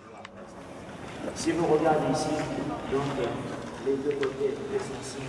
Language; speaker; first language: French; non-native, fluent; Uzbek